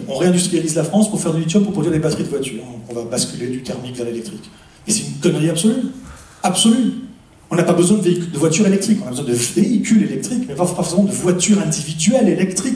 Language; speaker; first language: French; native; French